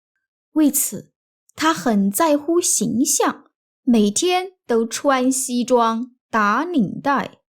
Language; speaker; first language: Chinese; native; Chinese